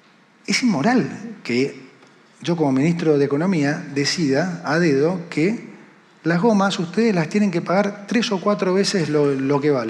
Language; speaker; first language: Spanish; native; Spanish